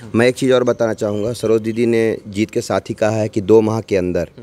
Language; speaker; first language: Hindi; native; Hindi